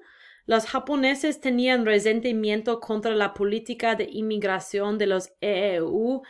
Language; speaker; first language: Spanish; non-native, fluent; English